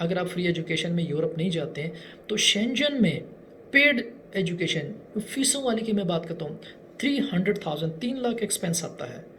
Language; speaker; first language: Urdu; non-native, local second language; Punjabi